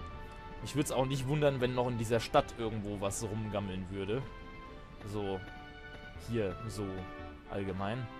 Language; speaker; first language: German; native; German